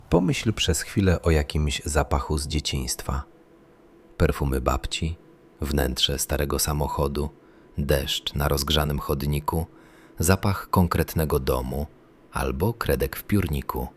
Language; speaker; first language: Polish; native; Polish